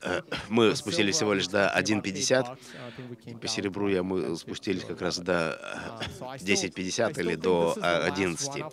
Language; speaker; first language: Russian; native; Russian